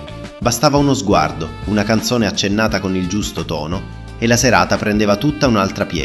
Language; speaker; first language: Italian; native; Italian